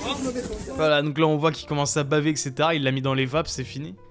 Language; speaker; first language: French; native; French